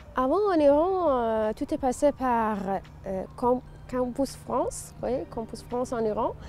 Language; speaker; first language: French; non-native, fluent; Persian